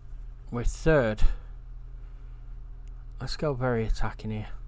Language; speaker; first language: English; native; English